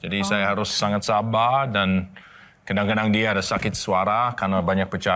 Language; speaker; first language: Indonesian; non-native, learner; English